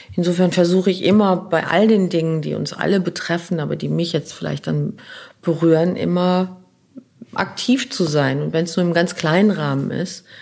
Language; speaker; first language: German; non-native, local second language; French